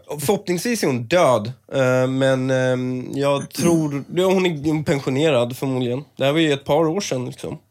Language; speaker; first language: Swedish; early bilingual, other home language; Persian